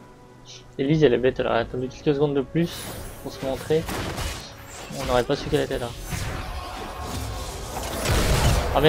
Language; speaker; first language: French; native; French